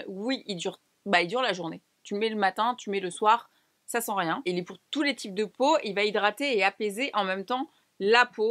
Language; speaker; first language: French; native; French